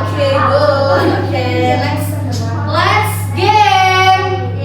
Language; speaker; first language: English; non-native, learner; Indonesian